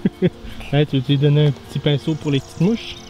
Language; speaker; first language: French; native; French